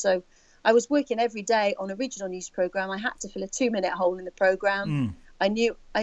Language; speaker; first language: English; native; English